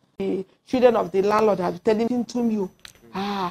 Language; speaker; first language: English; non-native, local second language; Igbo